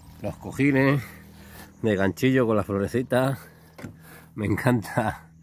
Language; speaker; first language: Spanish; native; Spanish